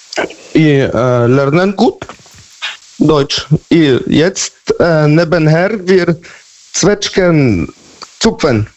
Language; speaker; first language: German; non-native, learner; Polish